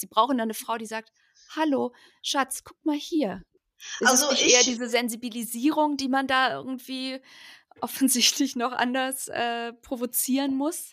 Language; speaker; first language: German; native; German